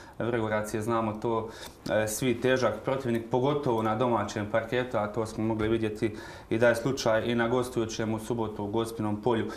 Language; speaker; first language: Croatian; native; Croatian